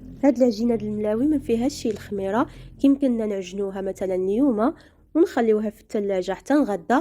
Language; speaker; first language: Arabic; native; Arabic